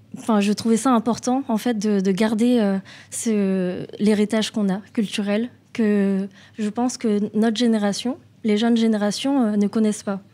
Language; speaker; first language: French; native; French